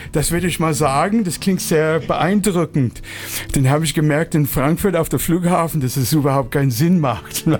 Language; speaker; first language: German; non-native, fluent; English